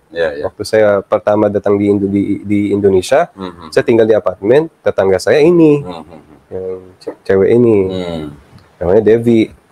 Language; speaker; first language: Indonesian; early bilingual, other home language; Filipino